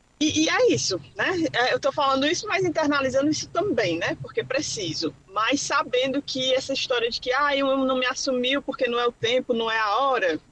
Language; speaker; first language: Portuguese; native; Portuguese